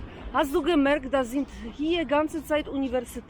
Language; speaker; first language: German; non-native, learner; Polish